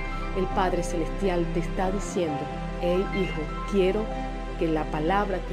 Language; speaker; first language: Spanish; native; Spanish